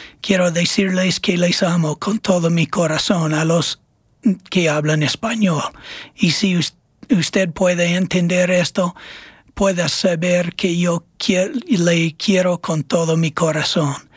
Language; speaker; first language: Spanish; non-native, fluent; English